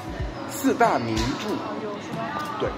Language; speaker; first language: Chinese; non-native, fluent; English